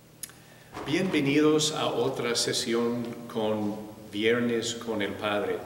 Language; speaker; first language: Spanish; non-native, fluent; English